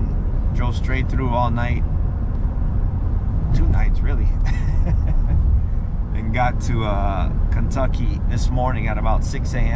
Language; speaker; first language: English; native; English